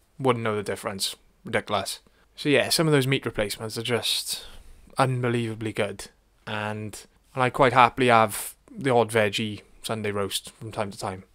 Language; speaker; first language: English; native; English